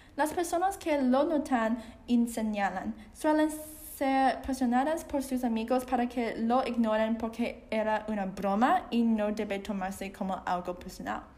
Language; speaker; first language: Spanish; non-native, learner; Chinese